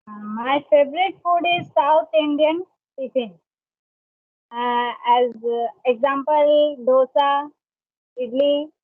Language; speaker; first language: English; non-native, learner; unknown